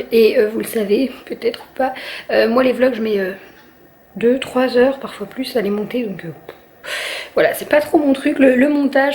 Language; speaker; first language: French; native; French